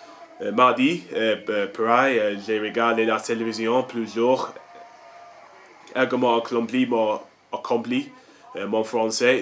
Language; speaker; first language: French; non-native, learner; English